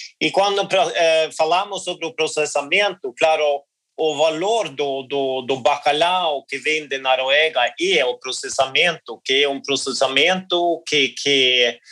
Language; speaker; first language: Portuguese; non-native, learner; Norwegian